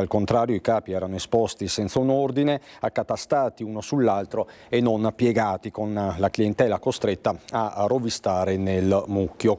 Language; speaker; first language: Italian; native; Italian